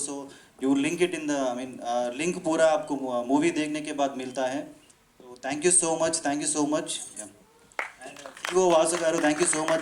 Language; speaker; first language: Hindi; non-native, local second language; Telugu